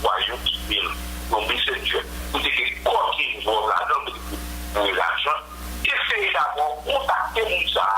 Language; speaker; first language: French; non-native, local second language; Haitian Creole